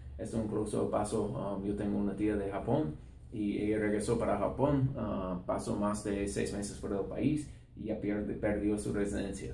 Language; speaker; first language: Spanish; non-native, fluent; English